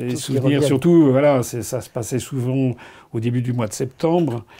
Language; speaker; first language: French; native; French